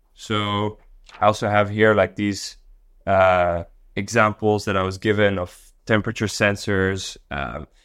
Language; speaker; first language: English; non-native, local second language; Dutch